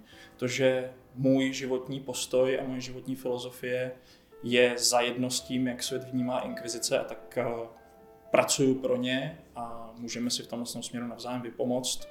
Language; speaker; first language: Czech; native; Czech